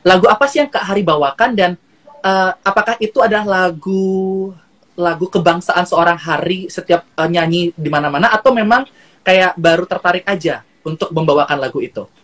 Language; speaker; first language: Indonesian; native; Indonesian